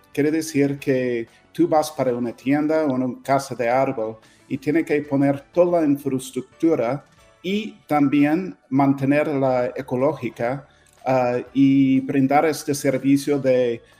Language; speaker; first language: Spanish; non-native, fluent; English